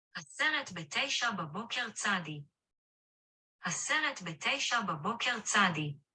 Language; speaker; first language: Hebrew; non-native, learner; English